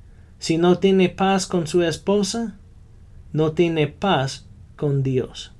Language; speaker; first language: Spanish; non-native, fluent; English